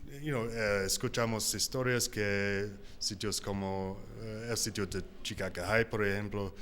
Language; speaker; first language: Spanish; non-native, learner; English